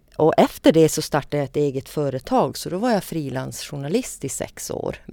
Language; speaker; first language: Swedish; native; Swedish